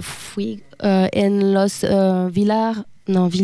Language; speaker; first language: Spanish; non-native, learner; French